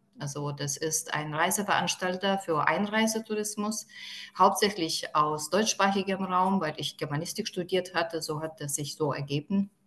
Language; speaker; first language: German; non-native, fluent; Lithuanian